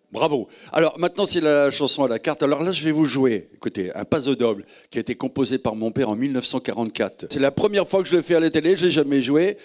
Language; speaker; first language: French; native; French